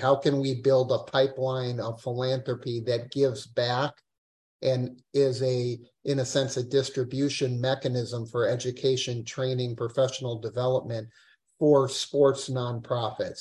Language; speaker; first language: English; native; English